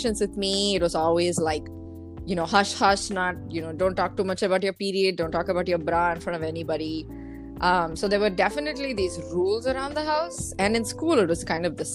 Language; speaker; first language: English; non-native, local second language; Tamil